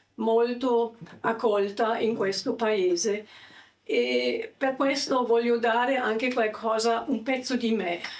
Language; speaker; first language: Italian; non-native, learner; German